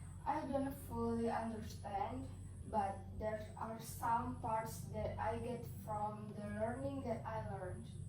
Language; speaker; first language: English; non-native, learner; Indonesian